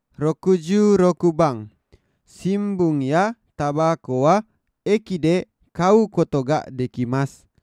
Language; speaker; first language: Japanese; non-native, fluent; Indonesian